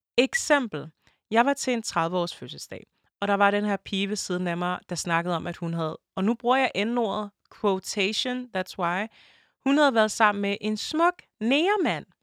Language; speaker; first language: Danish; early bilingual, other home language; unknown